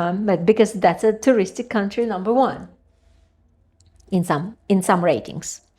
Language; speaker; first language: English; non-native, fluent; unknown